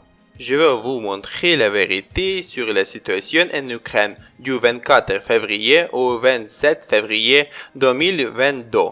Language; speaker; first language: French; non-native, learner; Ukrainian